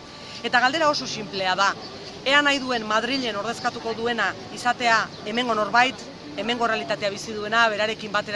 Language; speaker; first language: Basque; native; Basque